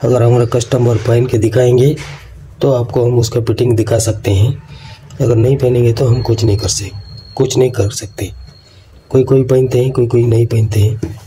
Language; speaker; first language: Hindi; non-native, local second language; Kannada